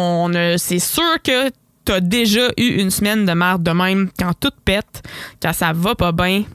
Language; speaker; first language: French; native; French